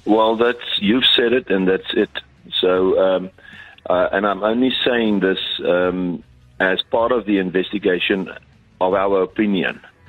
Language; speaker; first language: English; non-native, local second language; Afrikaans